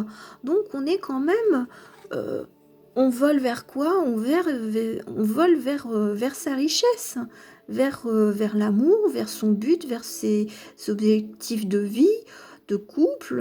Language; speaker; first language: French; native; French